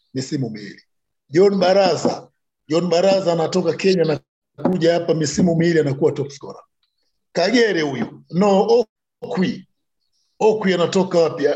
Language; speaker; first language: Swahili; non-native, local second language; Luyia